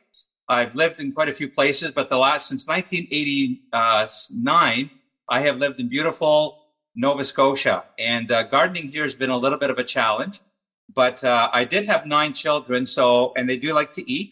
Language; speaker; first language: English; native; English